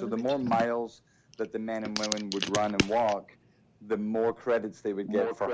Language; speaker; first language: English; native; English